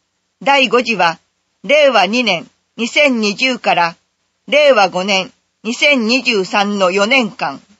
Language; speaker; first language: Japanese; native; Japanese